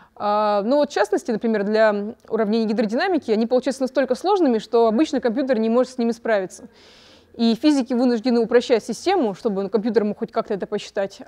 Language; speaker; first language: Russian; native; Russian